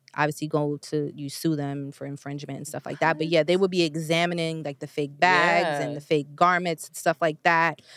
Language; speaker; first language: English; native; English